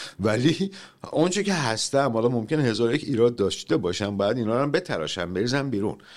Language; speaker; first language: Persian; native; Persian